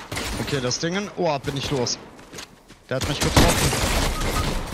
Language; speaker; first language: German; native; German